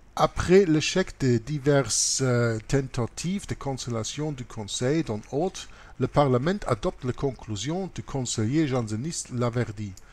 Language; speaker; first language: French; non-native, learner; German